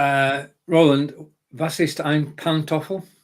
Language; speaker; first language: German; non-native, learner; English